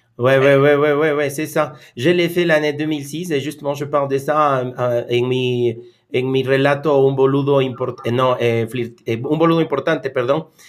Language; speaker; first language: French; non-native, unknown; Spanish